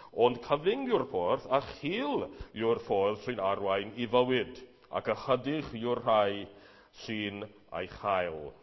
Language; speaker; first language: Welsh; native; Welsh